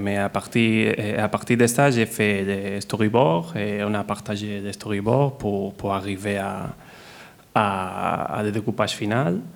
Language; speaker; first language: French; non-native, fluent; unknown